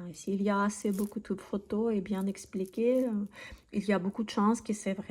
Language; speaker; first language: French; non-native, learner; Russian